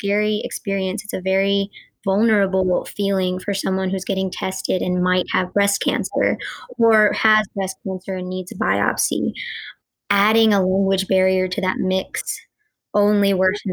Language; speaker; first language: English; early bilingual, other home language; Gujarati